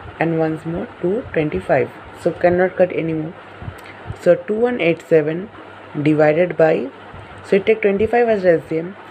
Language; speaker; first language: English; non-native, local second language; Hindi